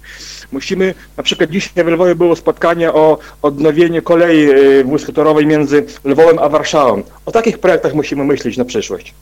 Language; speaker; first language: Polish; non-native, fluent; Ukrainian